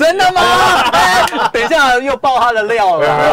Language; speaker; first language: Chinese; native; Chinese